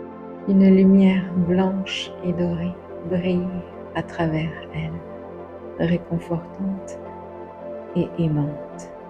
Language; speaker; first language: French; native; French